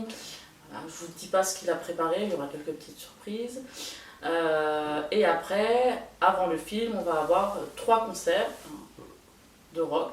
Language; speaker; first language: French; native; French